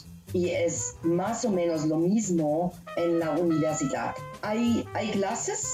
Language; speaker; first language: Spanish; non-native, learner; German